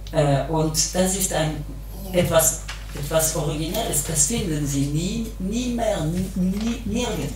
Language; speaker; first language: German; non-native, local second language; French